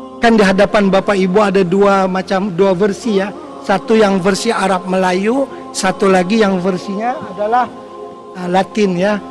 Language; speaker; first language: Indonesian; non-native, local second language; Banjar